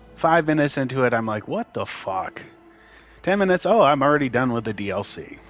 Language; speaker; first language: English; native; English